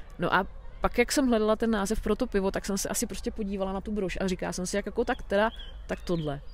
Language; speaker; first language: Czech; native; Czech